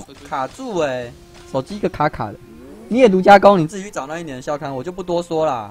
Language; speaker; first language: Chinese; native; Chinese